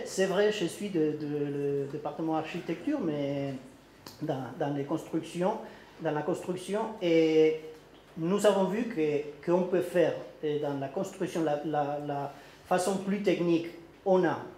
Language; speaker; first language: French; non-native, learner; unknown